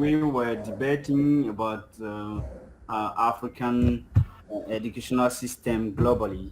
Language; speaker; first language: English; non-native, fluent; French